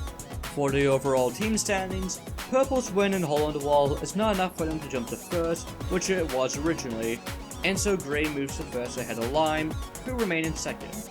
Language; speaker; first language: English; native; English